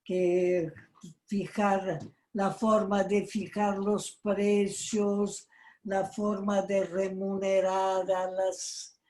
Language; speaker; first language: Spanish; non-native, fluent; Portuguese